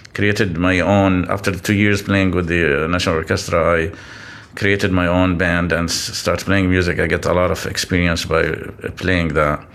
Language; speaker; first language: English; non-native, fluent; Arabic